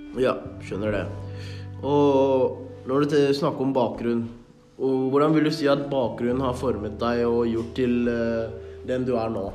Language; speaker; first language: Norwegian; early bilingual, other home language; Thai